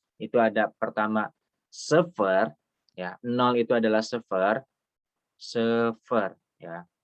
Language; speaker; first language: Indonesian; native; Indonesian